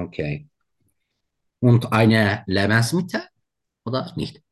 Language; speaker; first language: German; non-native, learner; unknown